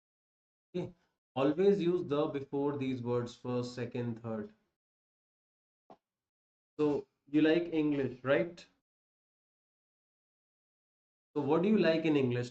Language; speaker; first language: English; non-native, local second language; Hindi